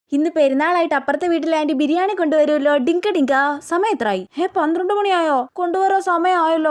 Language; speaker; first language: Malayalam; native; Malayalam